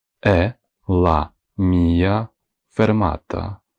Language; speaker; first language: Italian; non-native, fluent; Ukrainian